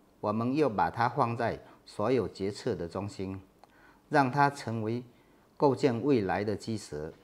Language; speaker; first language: Chinese; native; Chinese